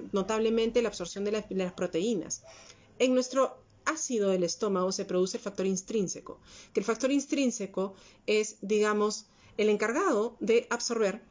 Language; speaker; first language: Spanish; native; Spanish